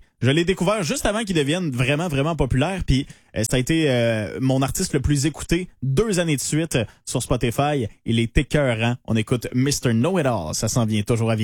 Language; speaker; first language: French; native; French